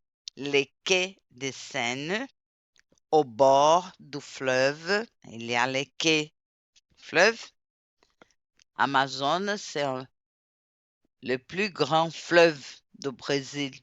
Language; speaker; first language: French; non-native, fluent; Portuguese